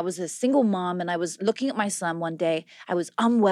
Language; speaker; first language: English; native; English